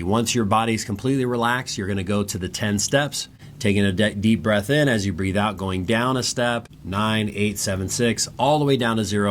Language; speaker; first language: English; native; English